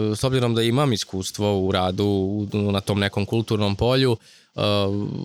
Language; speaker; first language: Serbian; non-native, local second language; Rusyn